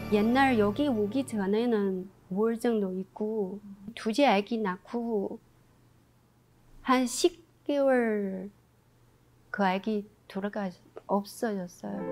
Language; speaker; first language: Korean; non-native, learner; Chinese